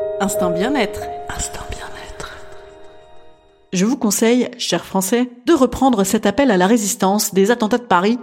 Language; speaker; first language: French; native; French